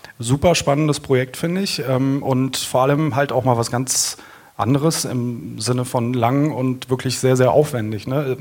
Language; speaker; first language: German; native; German